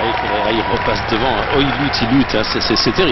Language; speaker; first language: French; native; French